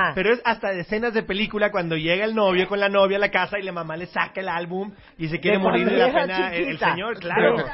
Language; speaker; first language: Spanish; native; Spanish